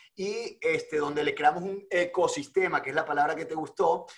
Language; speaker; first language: Spanish; native; Spanish